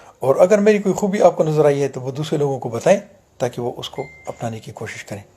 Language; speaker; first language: Urdu; non-native, local second language; Punjabi